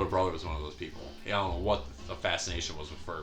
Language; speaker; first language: English; native; English